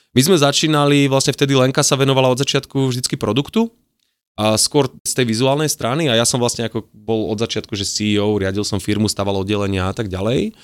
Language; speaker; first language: Slovak; native; Slovak